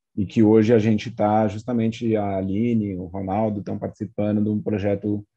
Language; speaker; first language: Portuguese; native; Portuguese